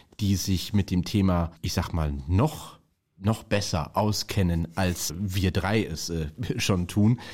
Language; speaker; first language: German; native; German